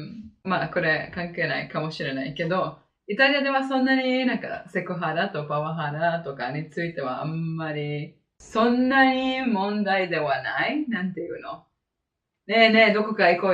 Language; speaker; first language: Japanese; non-native, fluent; Italian